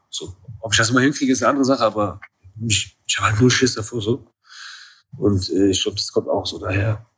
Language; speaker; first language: German; early bilingual, other home language; Kurdish